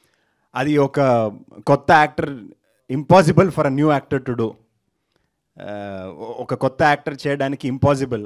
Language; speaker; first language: Telugu; non-native, learner; Kannada